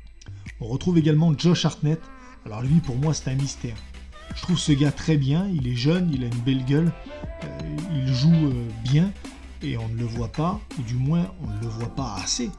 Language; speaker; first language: French; native; French